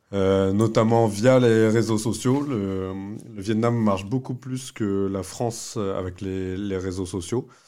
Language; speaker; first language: French; early bilingual, other home language; Vietnamese